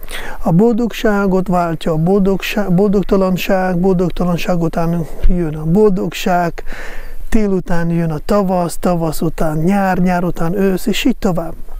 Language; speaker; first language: Hungarian; non-native, fluent; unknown